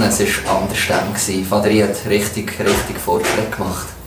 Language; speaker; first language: German; native; German